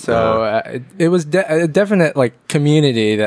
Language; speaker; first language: English; early bilingual, other home language; Vietnamese